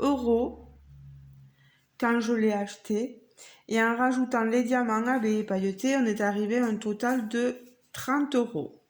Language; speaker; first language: French; native; French